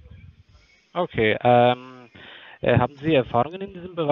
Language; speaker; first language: German; non-native, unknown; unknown